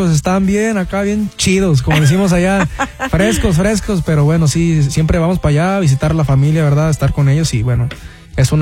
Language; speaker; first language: Spanish; early bilingual, heritage; Spanish